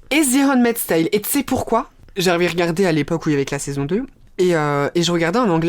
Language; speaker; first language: French; native; French